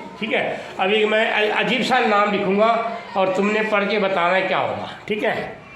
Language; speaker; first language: Hindi; native; Hindi